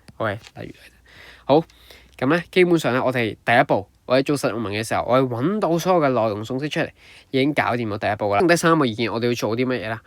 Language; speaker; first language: Cantonese; native; Cantonese